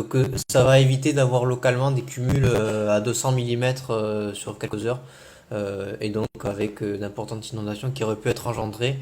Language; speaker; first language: French; native; French